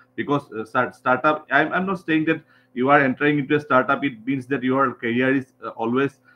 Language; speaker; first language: English; non-native, local second language; Assamese